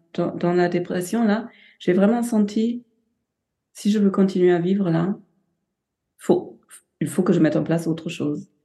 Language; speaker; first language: French; non-native, fluent; German